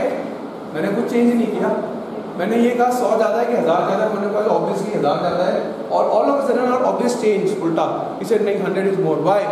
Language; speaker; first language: Hindi; native; Hindi